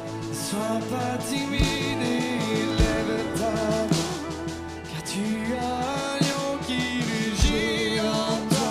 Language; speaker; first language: French; native; French